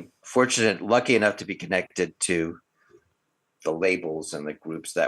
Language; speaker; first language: English; native; English